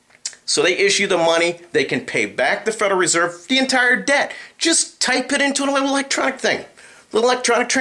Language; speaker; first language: English; native; English